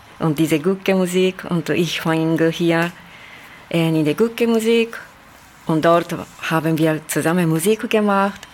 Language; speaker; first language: German; non-native, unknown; Japanese